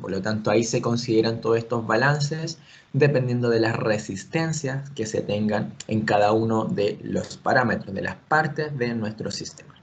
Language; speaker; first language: Spanish; native; Spanish